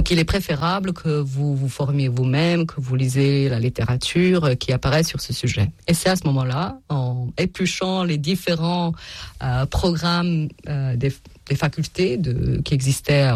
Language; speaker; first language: French; non-native, fluent; Serbian